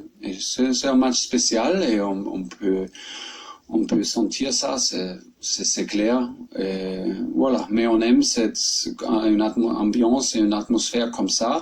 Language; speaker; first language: French; non-native, learner; German